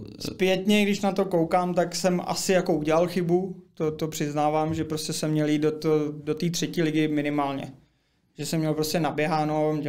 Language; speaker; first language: Czech; native; Czech